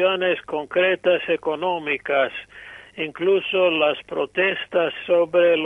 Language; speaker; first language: Spanish; non-native, fluent; English